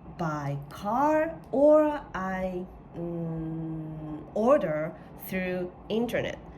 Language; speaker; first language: English; non-native, learner; Japanese